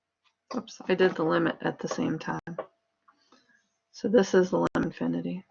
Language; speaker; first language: English; native; English